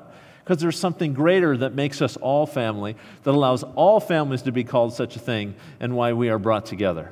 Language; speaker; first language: English; native; English